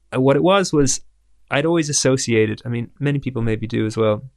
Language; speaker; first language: English; native; English